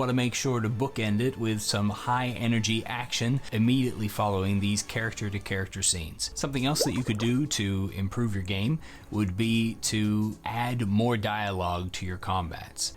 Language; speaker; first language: English; native; English